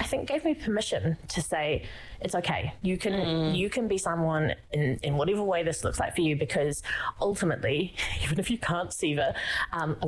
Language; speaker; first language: English; native; English